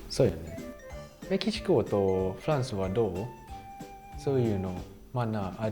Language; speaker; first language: Japanese; non-native, fluent; Thai